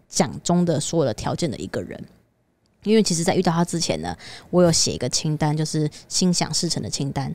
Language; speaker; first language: Chinese; native; Chinese